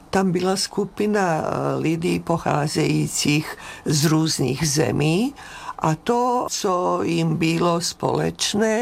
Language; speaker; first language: Czech; non-native, fluent; French